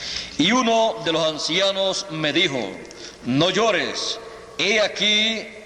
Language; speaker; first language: Spanish; native; Spanish